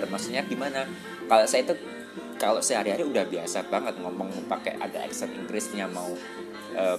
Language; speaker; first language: Indonesian; early bilingual, heritage; Indonesian